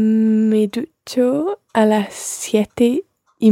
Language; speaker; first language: Spanish; non-native, learner; English